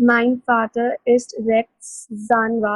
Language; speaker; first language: German; non-native, learner; Hindi